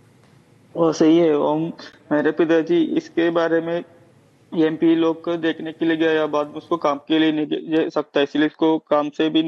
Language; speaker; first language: Hindi; non-native, local second language; Malayalam